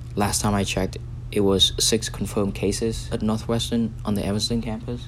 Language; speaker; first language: English; non-native, fluent; Vietnamese